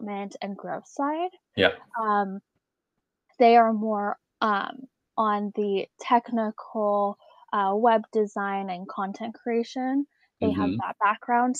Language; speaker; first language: English; native; English